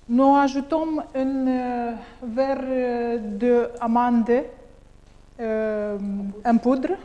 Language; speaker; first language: French; non-native, learner; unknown